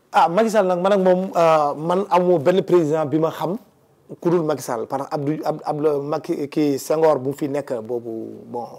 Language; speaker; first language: Wolof; non-native, local second language; Fula